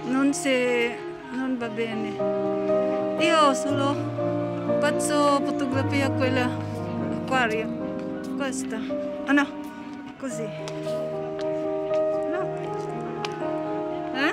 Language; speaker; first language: Italian; non-native, learner; Filipino